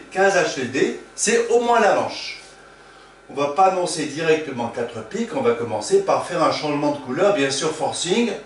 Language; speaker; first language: French; native; French